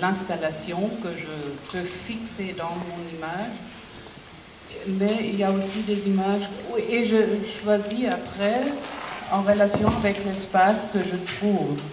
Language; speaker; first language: French; non-native, fluent; German